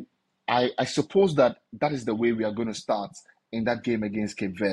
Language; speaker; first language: English; non-native, local second language; Akan